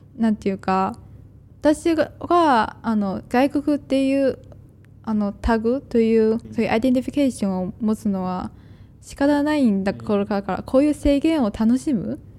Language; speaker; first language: Japanese; non-native, fluent; Chinese